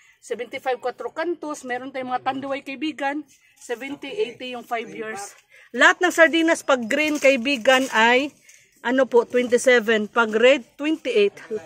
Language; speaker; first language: Filipino; native; Filipino